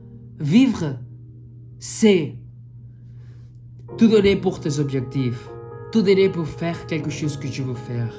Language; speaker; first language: French; non-native, fluent; Spanish